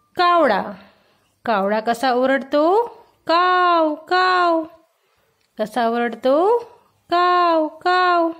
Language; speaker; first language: Marathi; non-native, local second language; Hindi